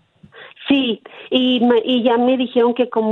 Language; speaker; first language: Spanish; native; Spanish